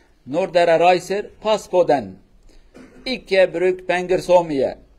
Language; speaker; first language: Norwegian; non-native, learner; Kurdish